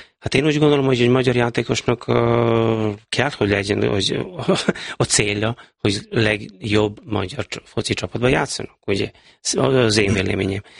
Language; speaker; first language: Hungarian; non-native, fluent; Serbian